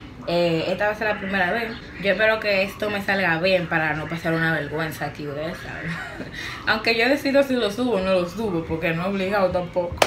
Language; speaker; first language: Spanish; native; Spanish